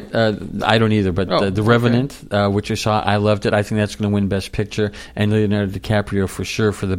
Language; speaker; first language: English; native; English